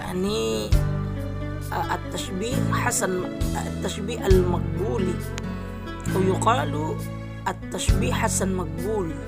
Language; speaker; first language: Arabic; non-native, learner; Indonesian